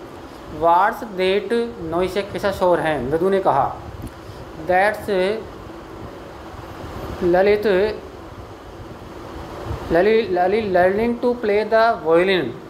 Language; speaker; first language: Hindi; native; Hindi